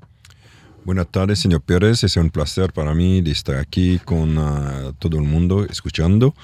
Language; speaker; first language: Spanish; non-native, learner; French